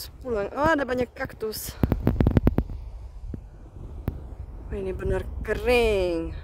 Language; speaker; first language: Indonesian; non-native, fluent; Czech